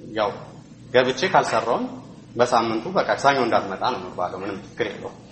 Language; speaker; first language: Amharic; native; Amharic